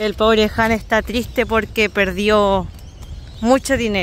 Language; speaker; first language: Spanish; native; Spanish